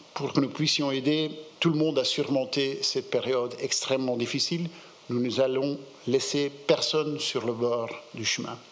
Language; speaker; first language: French; non-native, local second language; Dutch